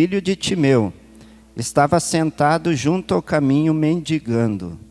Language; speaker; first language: Portuguese; native; Portuguese